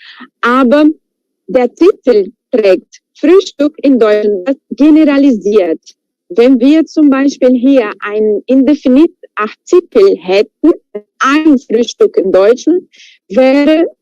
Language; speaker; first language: German; non-native, fluent; Portuguese